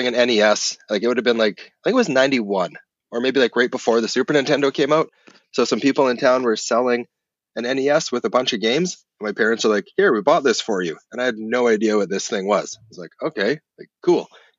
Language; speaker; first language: English; native; English